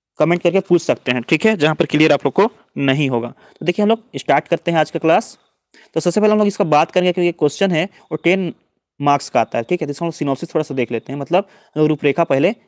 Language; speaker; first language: Hindi; native; Hindi